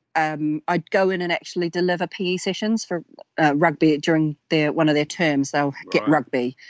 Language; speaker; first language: English; native; English